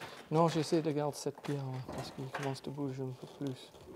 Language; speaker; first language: French; non-native, fluent; English